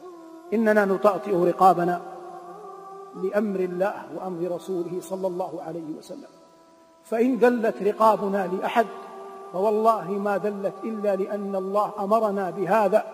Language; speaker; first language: Arabic; native; Arabic